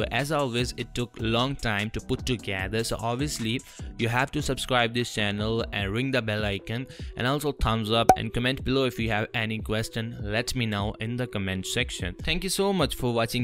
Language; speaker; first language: English; non-native, fluent; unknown